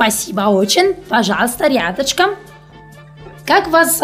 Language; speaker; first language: Russian; non-native, learner; Italian